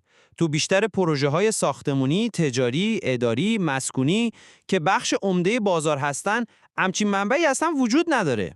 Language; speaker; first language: Persian; native; Persian